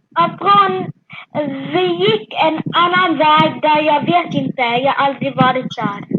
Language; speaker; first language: Swedish; early bilingual, other home language; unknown